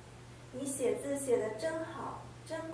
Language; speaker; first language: Chinese; non-native, learner; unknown